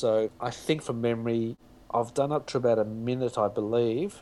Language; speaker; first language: English; native; English